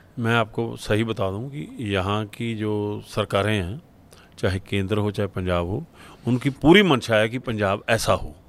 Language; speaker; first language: Hindi; non-native, local second language; Punjabi